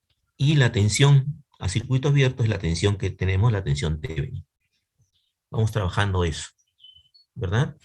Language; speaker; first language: Spanish; native; Spanish